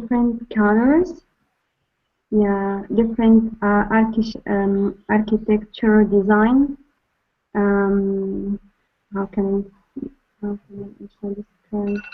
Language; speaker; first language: English; non-native, learner; Arabic